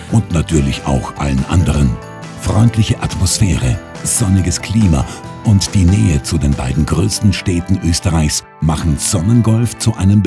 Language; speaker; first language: German; native; German